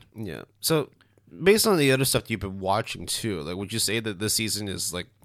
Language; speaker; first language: English; non-native, fluent; Cantonese